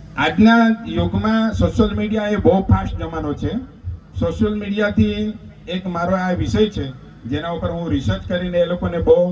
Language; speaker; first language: Gujarati; non-native, local second language; Bhili